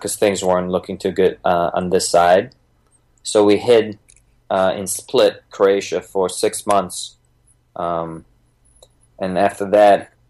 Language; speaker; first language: English; early bilingual, other home language; Bosnian